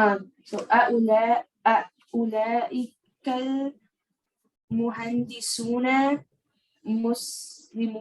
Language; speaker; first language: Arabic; non-native, learner; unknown